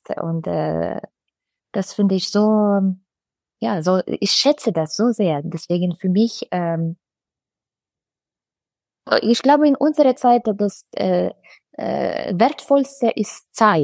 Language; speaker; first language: German; non-native, fluent; Russian